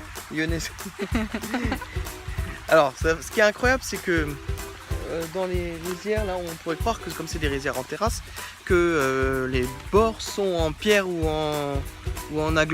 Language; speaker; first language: French; native; French